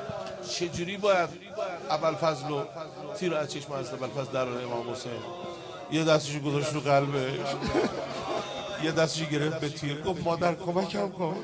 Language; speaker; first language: Persian; native; Persian